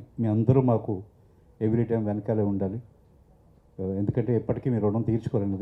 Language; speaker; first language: Telugu; native; Telugu